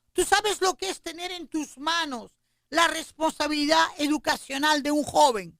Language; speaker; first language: Spanish; native; Spanish